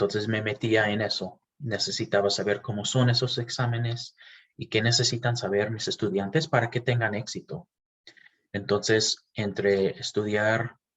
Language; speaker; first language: Spanish; non-native, fluent; English